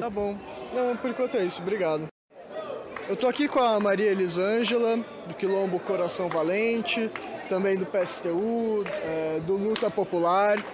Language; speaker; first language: Portuguese; native; Portuguese